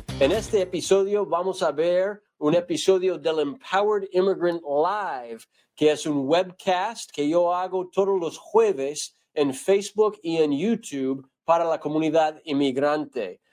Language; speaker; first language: Spanish; non-native, fluent; English